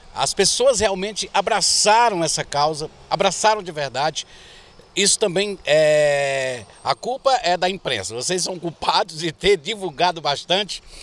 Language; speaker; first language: Portuguese; native; Portuguese